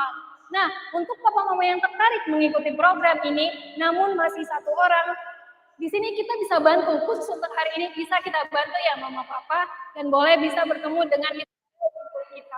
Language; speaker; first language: Indonesian; native; Indonesian